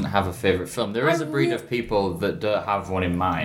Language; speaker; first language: English; native; English